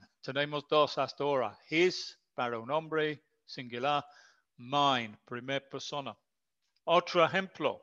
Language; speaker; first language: Spanish; non-native, fluent; English